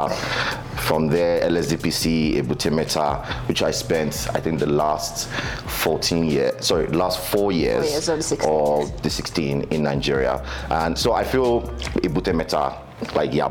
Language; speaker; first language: English; non-native, local second language; Yoruba